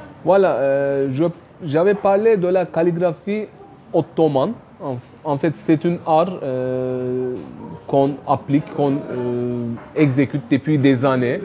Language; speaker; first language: French; non-native, fluent; Turkish